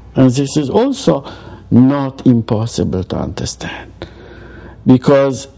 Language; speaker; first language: English; non-native, fluent; Romanian